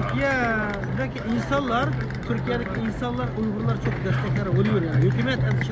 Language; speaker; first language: Turkish; non-native, learner; Uyghur